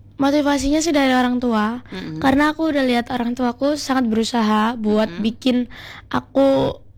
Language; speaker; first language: Indonesian; native; Indonesian